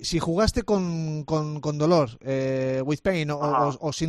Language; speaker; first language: Spanish; native; Spanish